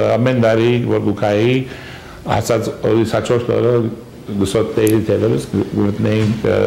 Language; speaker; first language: Armenian; early bilingual, heritage; Armenian